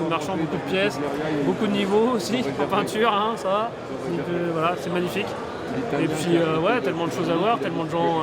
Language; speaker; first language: French; native; French